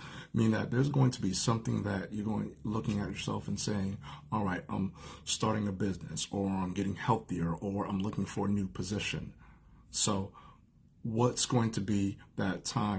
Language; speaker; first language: English; native; English